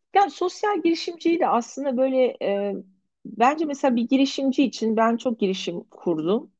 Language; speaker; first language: Turkish; native; Turkish